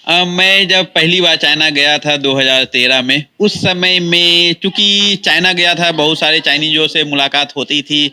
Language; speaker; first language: Hindi; native; Hindi